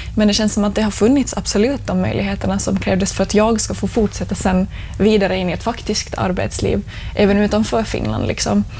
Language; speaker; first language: Swedish; native; Swedish